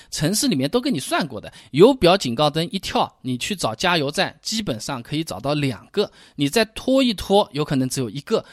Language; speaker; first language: Chinese; native; Chinese